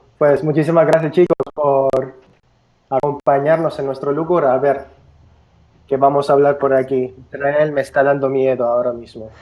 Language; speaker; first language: Spanish; non-native, fluent; Filipino